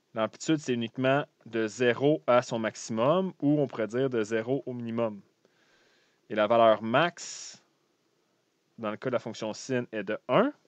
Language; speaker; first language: French; native; French